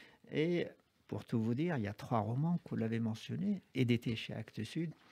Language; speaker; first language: French; non-native, fluent; Arabic